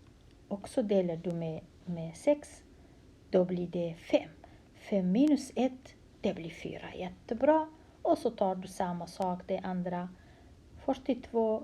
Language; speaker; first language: Swedish; non-native, fluent; Central Kurdish